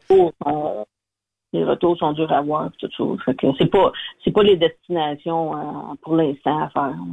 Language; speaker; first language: French; native; French